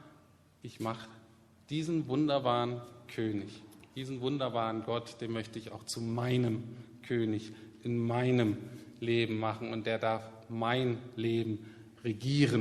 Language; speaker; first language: German; native; German